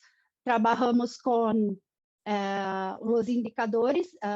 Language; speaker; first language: Spanish; non-native, fluent; Portuguese